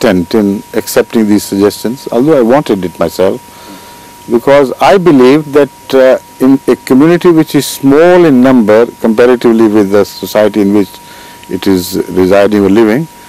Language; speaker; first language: English; non-native, local second language; Urdu